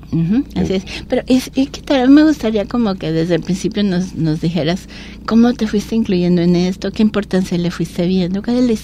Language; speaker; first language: Spanish; native; Spanish